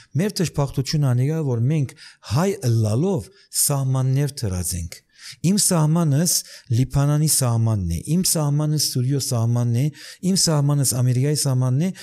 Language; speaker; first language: Armenian; early bilingual, heritage; Armenian